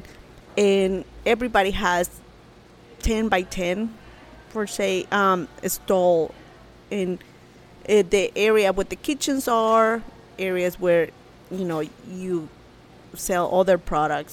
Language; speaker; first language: English; non-native, fluent; Spanish